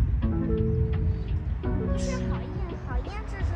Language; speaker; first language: Chinese; early bilingual, heritage; Chinese